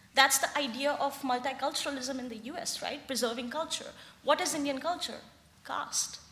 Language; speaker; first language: English; non-native, local second language; Hindi